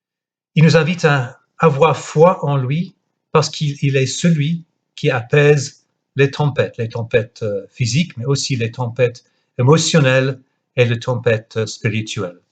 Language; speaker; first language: French; non-native, fluent; English